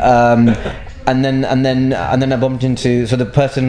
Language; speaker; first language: English; native; English